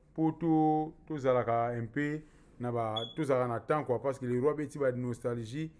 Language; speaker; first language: French; non-native, local second language; Lingala